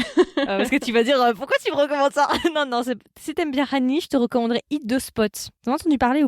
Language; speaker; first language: French; native; French